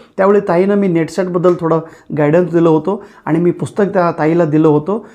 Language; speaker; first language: Marathi; non-native, local second language; Kannada